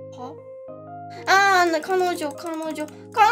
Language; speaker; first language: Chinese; non-native, learner; Japanese